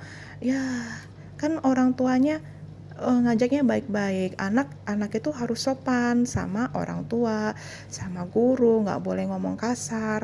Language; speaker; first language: Indonesian; native; Indonesian